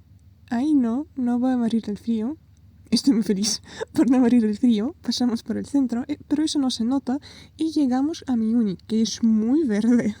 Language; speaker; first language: Spanish; non-native, fluent; Russian